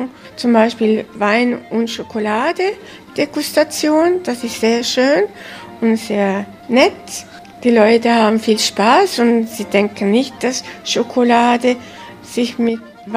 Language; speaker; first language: German; early bilingual, heritage; German